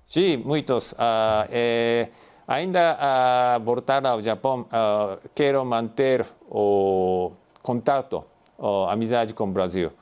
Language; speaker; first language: Portuguese; non-native, fluent; Japanese